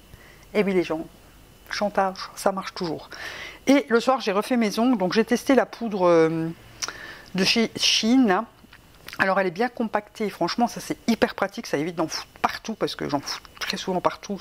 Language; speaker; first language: French; native; French